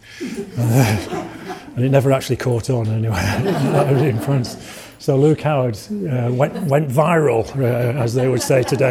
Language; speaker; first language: English; native; English